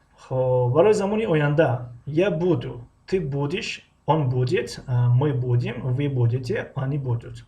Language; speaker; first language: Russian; non-native, fluent; Tajik